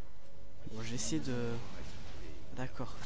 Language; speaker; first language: French; native; French